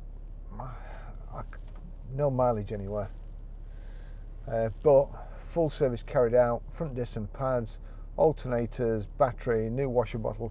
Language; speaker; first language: English; native; English